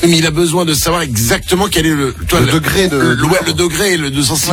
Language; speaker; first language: French; native; French